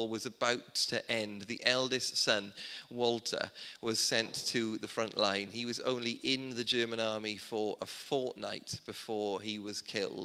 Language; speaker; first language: English; native; English